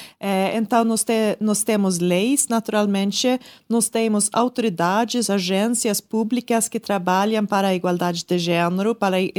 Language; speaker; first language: Portuguese; non-native, learner; Swedish